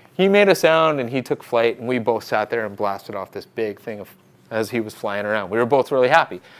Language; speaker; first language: English; native; English